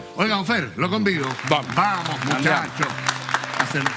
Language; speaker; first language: Spanish; native; Spanish